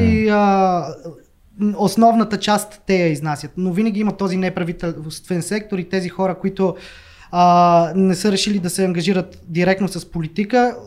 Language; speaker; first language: Bulgarian; native; Bulgarian